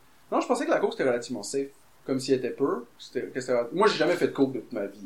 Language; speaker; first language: French; native; French